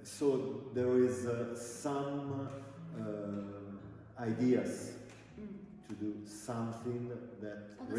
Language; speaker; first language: English; non-native, local second language; Italian